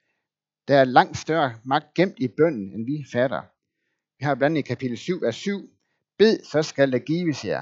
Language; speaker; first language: Danish; native; Danish